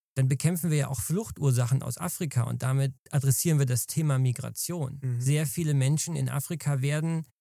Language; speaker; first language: German; native; German